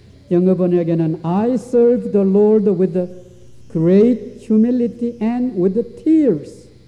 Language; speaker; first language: English; non-native, fluent; Korean